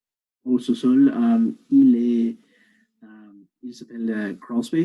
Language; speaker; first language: French; non-native, learner; English